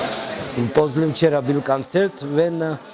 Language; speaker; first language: Russian; non-native, learner; Georgian